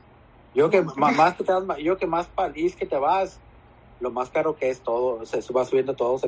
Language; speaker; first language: Spanish; native; Spanish